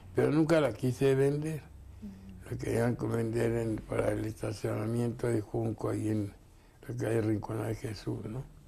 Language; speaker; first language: Spanish; native; Spanish